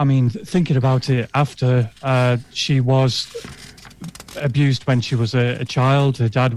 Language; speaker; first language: English; native; English